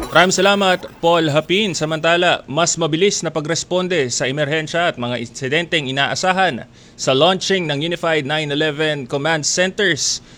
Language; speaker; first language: Filipino; native; Filipino